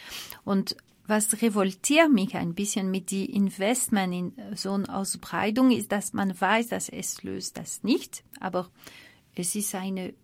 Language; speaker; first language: German; non-native, fluent; French